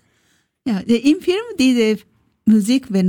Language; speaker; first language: German; non-native, learner; Japanese